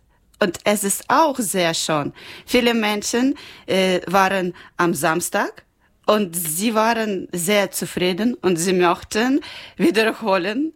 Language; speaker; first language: German; non-native, learner; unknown